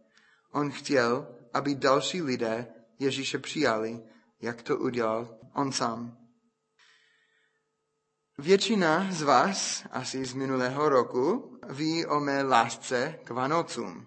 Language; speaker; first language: Czech; non-native, fluent; English